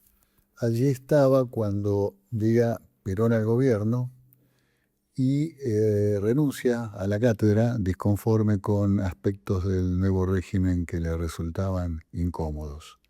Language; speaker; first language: Spanish; native; Spanish